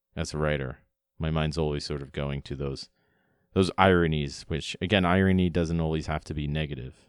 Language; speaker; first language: English; native; English